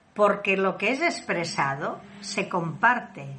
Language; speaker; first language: Spanish; non-native, local second language; Catalan